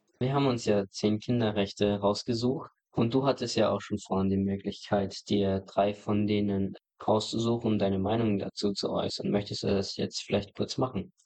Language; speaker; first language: German; native; German